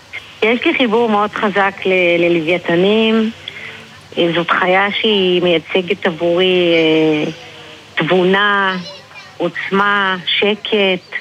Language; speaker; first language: Hebrew; native; Hebrew